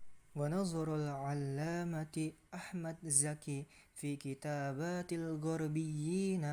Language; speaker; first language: Arabic; non-native, learner; Indonesian